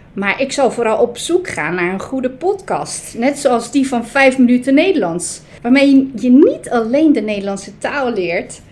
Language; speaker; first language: Dutch; early bilingual, other home language; Italian